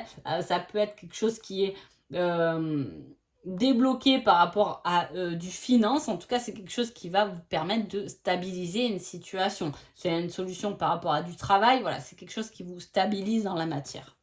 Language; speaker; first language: French; native; French